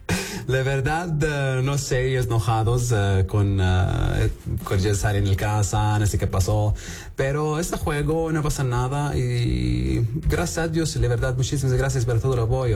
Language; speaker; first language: Spanish; non-native, learner; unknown